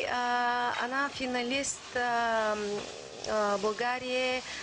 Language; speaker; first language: Russian; non-native, learner; Bulgarian